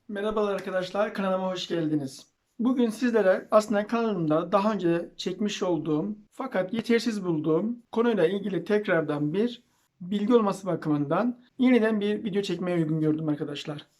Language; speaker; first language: Turkish; native; Turkish